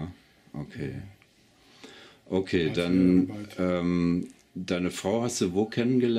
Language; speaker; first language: German; native; German